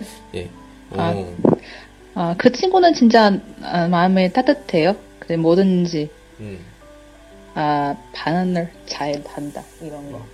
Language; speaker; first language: Korean; non-native, learner; Chinese